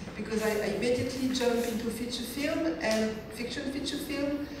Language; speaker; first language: English; non-native, fluent; French